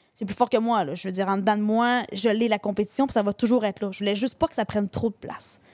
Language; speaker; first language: French; native; French